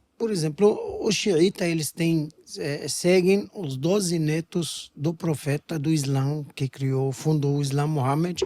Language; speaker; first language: Portuguese; non-native, fluent; Arabic